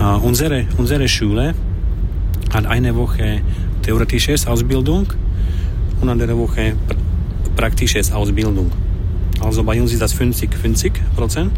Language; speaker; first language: German; non-native, learner; Slovak